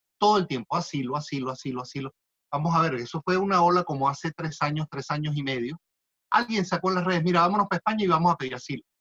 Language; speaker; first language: Spanish; native; Spanish